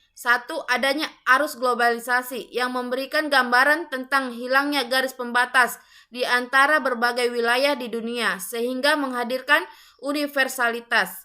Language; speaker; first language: Indonesian; native; Indonesian